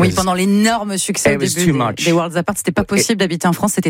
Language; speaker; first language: French; native; French